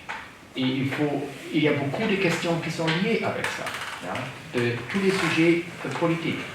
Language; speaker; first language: French; non-native, fluent; German